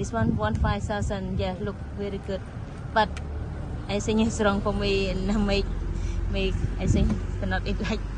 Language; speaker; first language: English; non-native, learner; Khmer